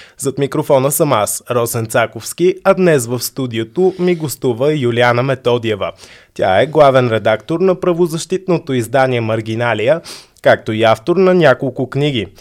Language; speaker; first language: Bulgarian; native; Bulgarian